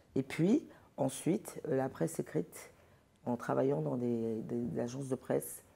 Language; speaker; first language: French; early bilingual, other home language; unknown